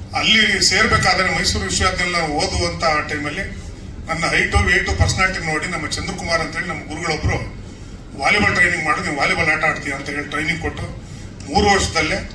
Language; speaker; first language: Kannada; native; Kannada